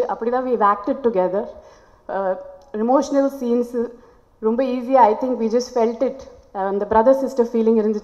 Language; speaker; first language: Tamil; non-native, local second language; Hindi